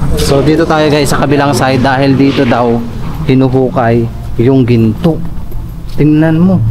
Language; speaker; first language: Filipino; native; Filipino